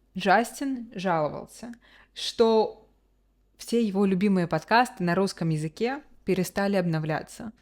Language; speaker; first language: Russian; native; Russian